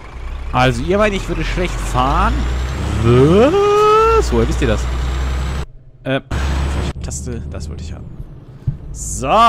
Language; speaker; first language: German; native; German